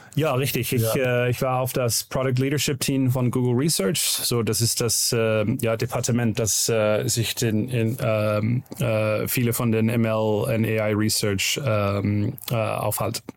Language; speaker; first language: German; non-native, learner; Dutch